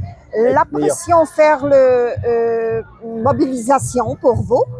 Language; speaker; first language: French; non-native, learner; Polish